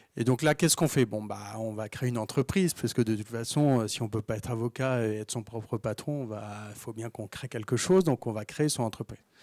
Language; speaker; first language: French; native; French